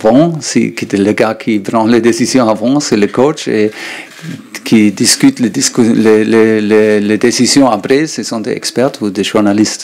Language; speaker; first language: French; non-native, learner; German